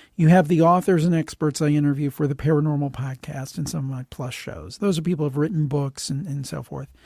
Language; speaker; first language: English; native; English